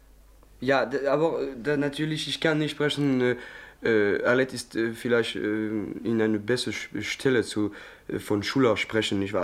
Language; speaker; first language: German; non-native, learner; French